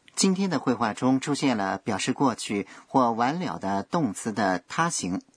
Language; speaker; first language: Chinese; non-native, fluent; Japanese